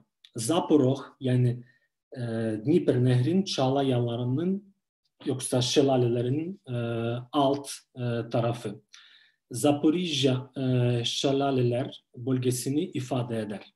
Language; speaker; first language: Turkish; non-native, fluent; Ukrainian